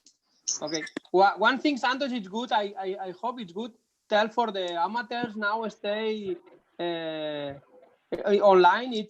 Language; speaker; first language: English; non-native, learner; Spanish